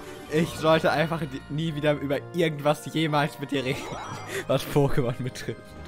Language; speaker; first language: German; native; German